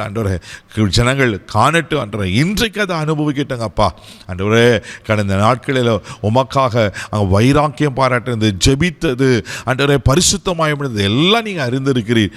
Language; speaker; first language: Tamil; native; Tamil